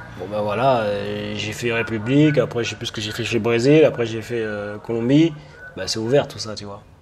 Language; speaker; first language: French; native; French